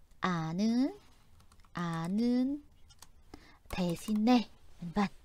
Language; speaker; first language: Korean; non-native, fluent; Vietnamese